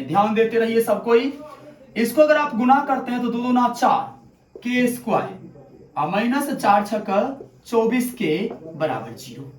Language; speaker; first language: Hindi; native; Hindi